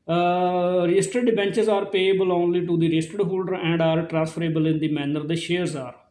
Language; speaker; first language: English; non-native, local second language; Punjabi